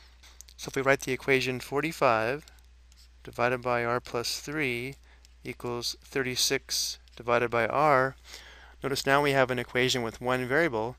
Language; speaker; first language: English; native; English